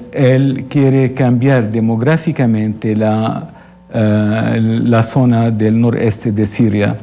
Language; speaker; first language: Spanish; non-native, fluent; Arabic